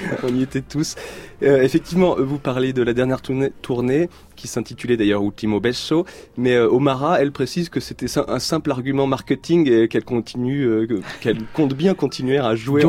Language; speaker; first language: French; native; French